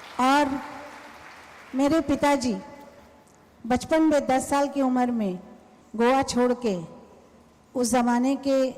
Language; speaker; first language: Hindi; non-native, local second language; Marathi